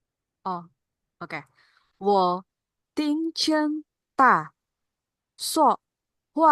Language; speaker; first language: Chinese; non-native, learner; Indonesian